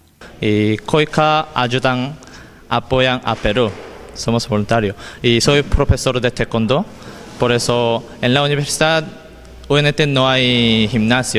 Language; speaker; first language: Spanish; non-native, learner; Korean